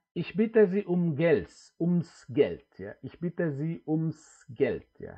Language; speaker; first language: German; non-native, fluent; Indonesian